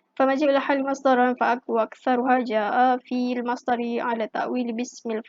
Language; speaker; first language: Arabic; non-native, fluent; Malay